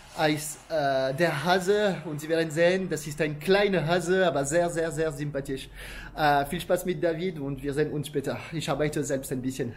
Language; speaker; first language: German; non-native, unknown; French